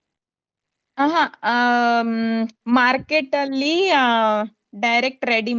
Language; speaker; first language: Kannada; non-native, learner; Hindi